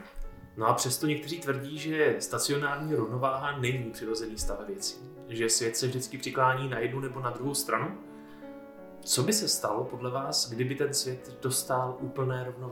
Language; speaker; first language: Czech; native; Czech